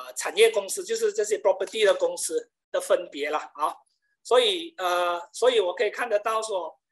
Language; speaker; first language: Chinese; native; Chinese